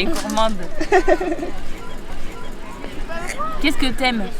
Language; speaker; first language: French; non-native, local second language; Arabic